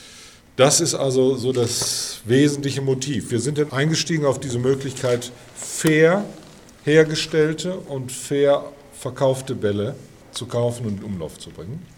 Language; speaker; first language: German; native; German